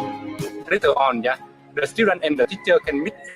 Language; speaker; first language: English; non-native, fluent; Vietnamese